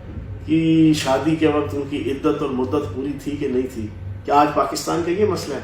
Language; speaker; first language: Urdu; native; Urdu